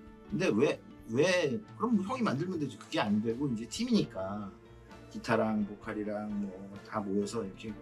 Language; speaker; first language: Korean; native; Korean